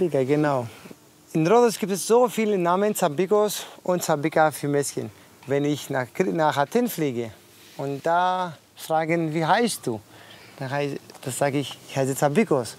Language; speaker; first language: German; non-native, fluent; Greek